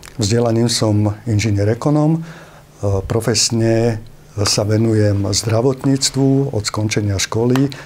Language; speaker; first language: Slovak; native; Slovak